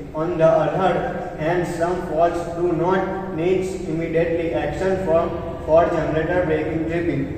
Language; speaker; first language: English; non-native, local second language; Gujarati